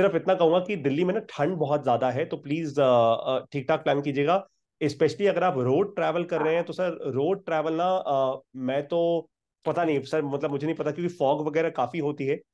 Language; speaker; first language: Hindi; native; Hindi